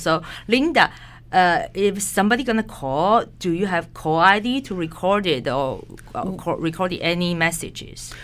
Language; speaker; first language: English; non-native, fluent; Chinese